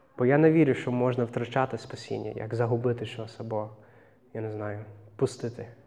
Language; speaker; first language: Ukrainian; non-native, fluent; English